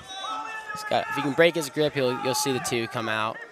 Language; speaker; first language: English; native; English